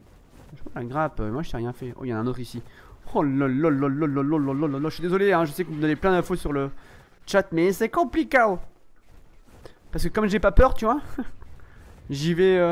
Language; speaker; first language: French; native; French